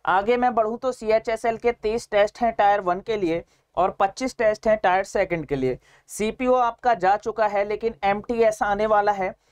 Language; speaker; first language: Hindi; native; Hindi